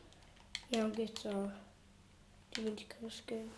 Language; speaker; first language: Welsh; non-native, local second language; English